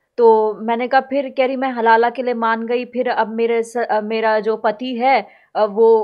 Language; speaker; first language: Hindi; native; Hindi